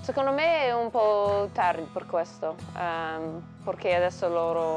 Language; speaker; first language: Italian; non-native, learner; English